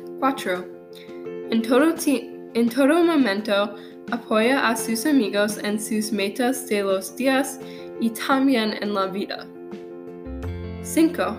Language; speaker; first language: Spanish; non-native, learner; English